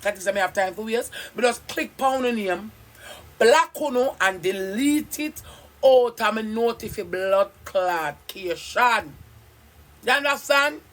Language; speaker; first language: English; non-native, local second language; Jamaican Creole English